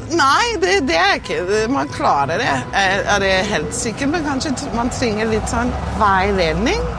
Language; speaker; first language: Norwegian; non-native, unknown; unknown